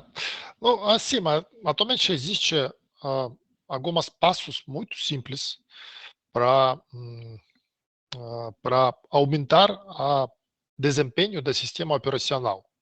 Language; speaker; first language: Portuguese; non-native, learner; Russian